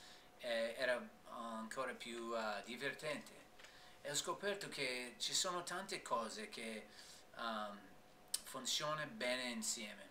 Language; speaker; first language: Italian; non-native, learner; English